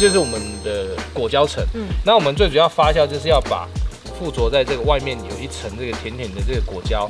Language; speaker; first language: Chinese; native; Chinese